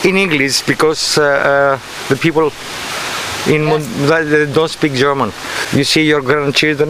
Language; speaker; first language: English; non-native, learner; Greek